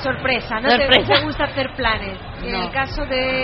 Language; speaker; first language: Spanish; native; Spanish